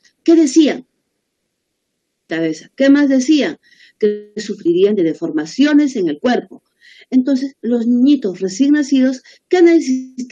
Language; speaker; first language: Spanish; native; Spanish